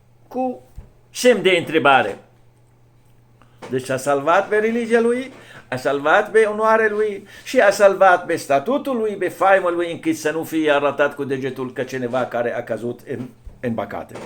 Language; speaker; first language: Romanian; non-native, fluent; Arabic